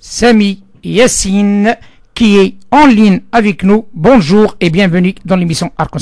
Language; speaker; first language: French; non-native, local second language; Arabic